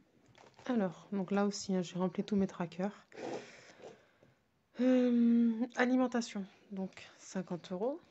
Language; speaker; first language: French; native; French